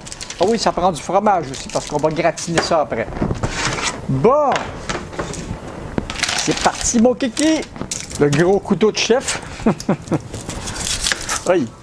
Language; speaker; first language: French; native; French